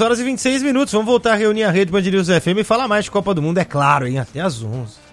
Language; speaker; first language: Portuguese; native; Portuguese